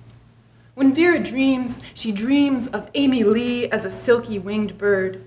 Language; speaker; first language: English; native; English